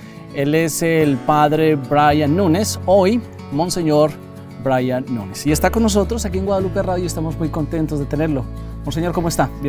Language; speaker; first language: Spanish; native; Spanish